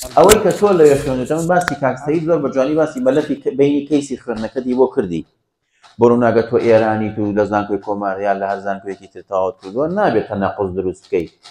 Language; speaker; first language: Central Kurdish; native; Central Kurdish